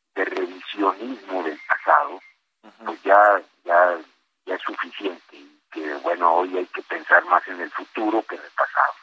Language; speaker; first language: Spanish; native; Spanish